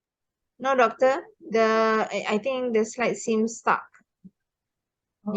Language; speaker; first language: English; non-native, local second language; Malay